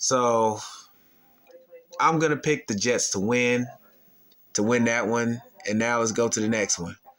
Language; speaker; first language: English; native; English